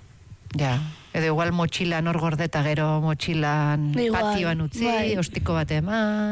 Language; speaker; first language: Basque; native; Basque